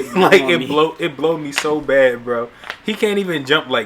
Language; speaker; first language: English; native; English